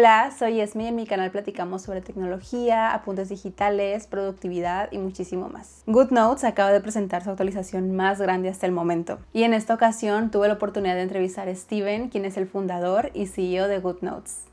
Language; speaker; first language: Spanish; native; Spanish